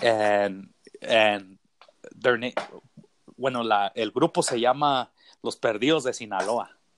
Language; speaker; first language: Spanish; early bilingual, heritage; Spanish